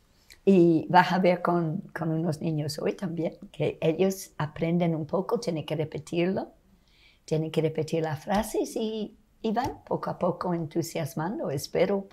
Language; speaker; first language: Spanish; non-native, fluent; English